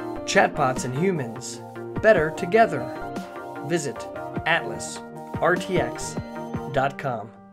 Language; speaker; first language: English; native; English